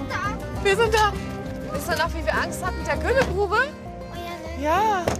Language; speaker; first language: German; native; German